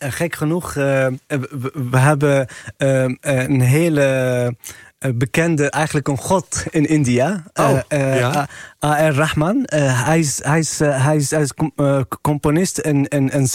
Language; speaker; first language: Dutch; non-native, fluent; Arabic